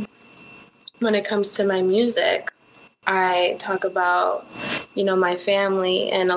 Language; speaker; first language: English; early bilingual, other home language; Spanish